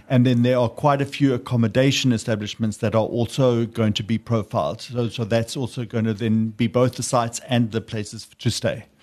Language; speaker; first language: English; native; English